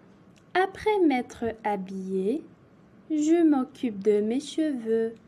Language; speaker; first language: French; non-native, local second language; Arabic